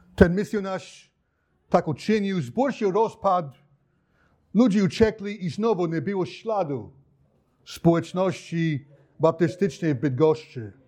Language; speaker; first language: Polish; non-native, fluent; English